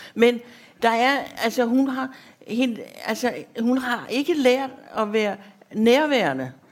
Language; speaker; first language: Danish; native; Danish